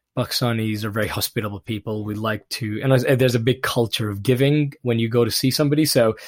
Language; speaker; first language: English; non-native, local second language; Urdu